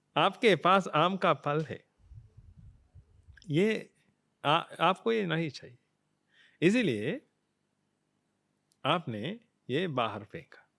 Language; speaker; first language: Hindi; non-native, fluent; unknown